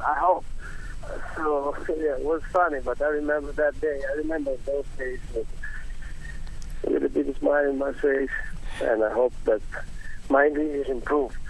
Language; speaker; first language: English; non-native, learner; Italian